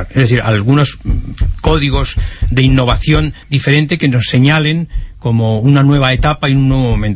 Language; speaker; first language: Spanish; native; Spanish